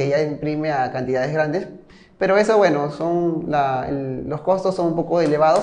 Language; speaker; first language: Spanish; native; Spanish